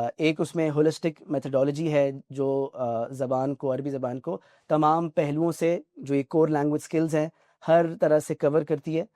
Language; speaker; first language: Urdu; native; Urdu